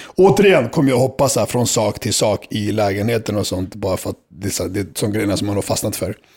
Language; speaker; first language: Swedish; early bilingual, other home language; Serbian